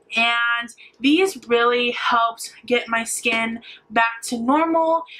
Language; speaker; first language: English; native; English